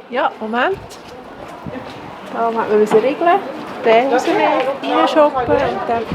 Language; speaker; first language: German; native; German